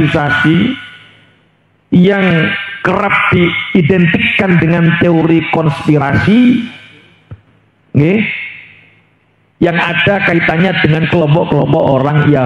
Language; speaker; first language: Indonesian; native; Indonesian